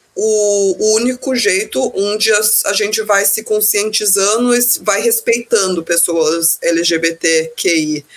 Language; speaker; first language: Portuguese; early bilingual, heritage; Portuguese